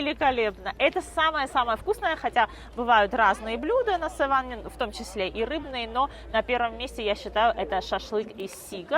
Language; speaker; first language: Russian; native; Russian